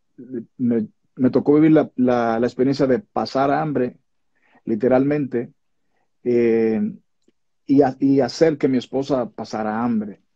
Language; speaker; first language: Spanish; native; Spanish